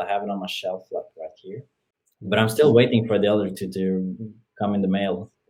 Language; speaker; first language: English; non-native, fluent; Norwegian